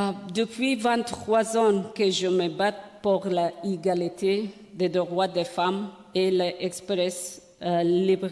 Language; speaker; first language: French; non-native, learner; Persian